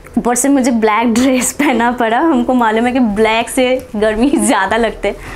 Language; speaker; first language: Hindi; non-native, local second language; Bangla